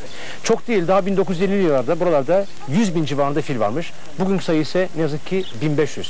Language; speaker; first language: Turkish; native; Turkish